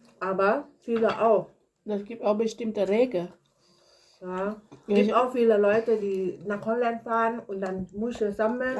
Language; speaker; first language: German; non-native, learner; Thai